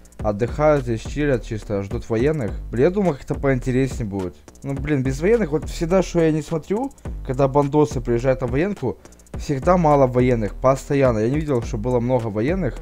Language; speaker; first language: Russian; native; Russian